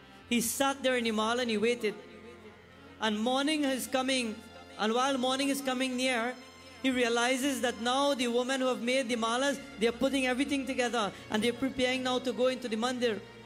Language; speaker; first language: English; native; English